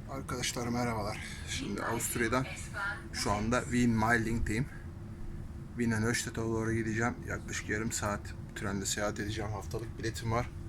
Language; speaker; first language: Turkish; early bilingual, heritage; Turkish